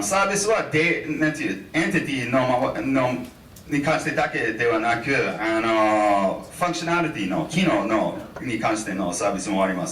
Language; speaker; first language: Japanese; non-native, fluent; English